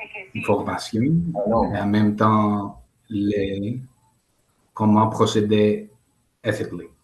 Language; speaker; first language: French; non-native, learner; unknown